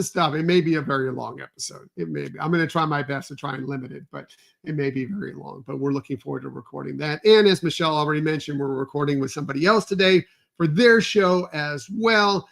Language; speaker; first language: English; native; English